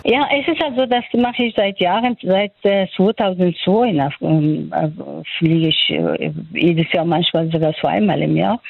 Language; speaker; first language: German; non-native, fluent; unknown